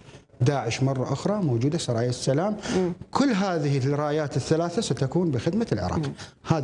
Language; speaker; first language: Arabic; native; Arabic